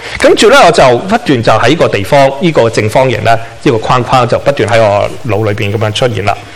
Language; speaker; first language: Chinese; non-native, local second language; Cantonese